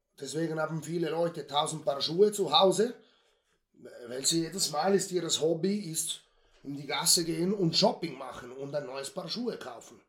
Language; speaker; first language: German; native; German